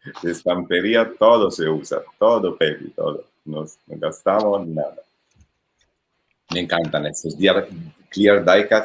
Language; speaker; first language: Spanish; non-native, fluent; Italian